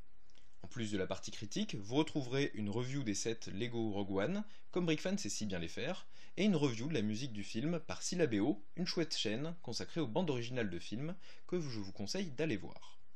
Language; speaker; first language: French; native; French